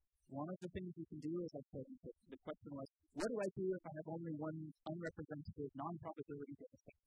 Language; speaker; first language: English; native; English